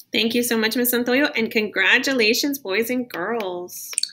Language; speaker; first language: English; native; English